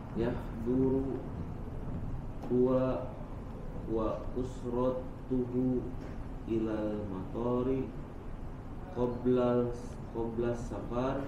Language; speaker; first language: Arabic; non-native, learner; Indonesian